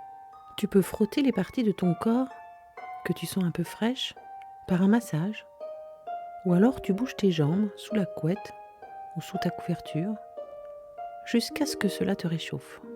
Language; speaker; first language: French; native; French